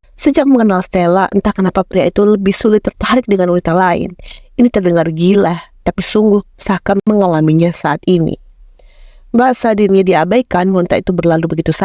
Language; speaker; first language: Indonesian; native; Indonesian